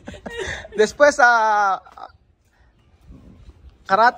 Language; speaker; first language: Spanish; non-native, learner; Filipino